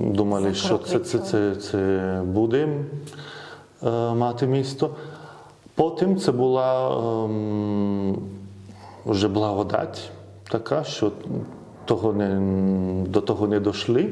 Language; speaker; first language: Ukrainian; non-native, fluent; Lithuanian